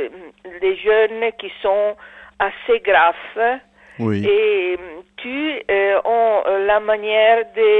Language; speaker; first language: French; non-native, learner; Italian